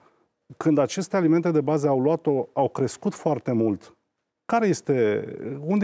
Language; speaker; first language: Romanian; native; Romanian